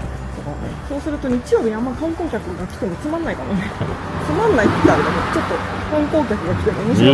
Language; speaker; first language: Japanese; native; Japanese